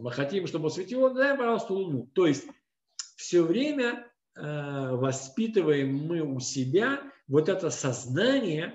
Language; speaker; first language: Russian; native; Russian